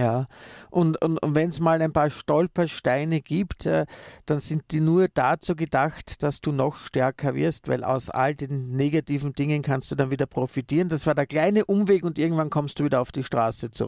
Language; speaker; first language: German; native; German